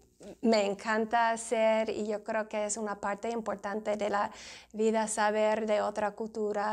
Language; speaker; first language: Spanish; non-native, fluent; English